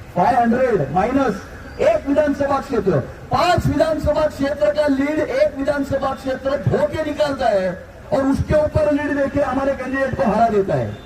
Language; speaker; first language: Hindi; non-native, local second language; Marathi